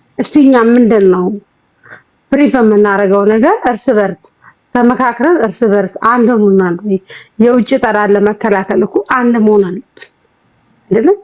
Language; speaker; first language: Amharic; native; Amharic